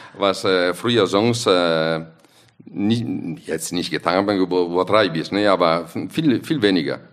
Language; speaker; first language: German; non-native, fluent; Italian